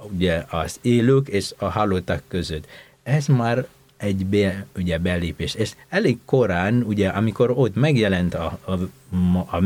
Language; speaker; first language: Hungarian; non-native, fluent; Indonesian